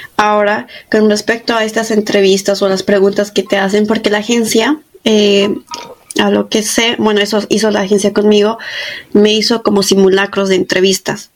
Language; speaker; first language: Spanish; native; Spanish